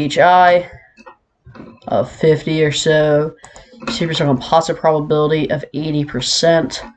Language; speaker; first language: English; native; English